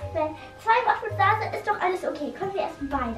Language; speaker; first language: German; native; German